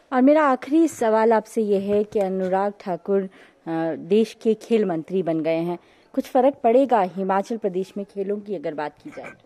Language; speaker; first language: Hindi; native; Hindi